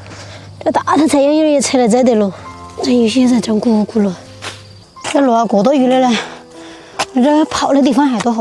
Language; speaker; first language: Chinese; native; Chinese